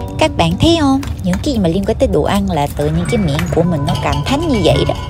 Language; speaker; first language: Vietnamese; early bilingual, heritage; Korean